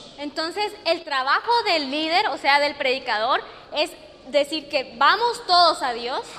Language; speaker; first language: Spanish; non-native, fluent; English